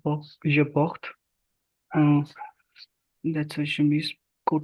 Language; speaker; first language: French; non-native, learner; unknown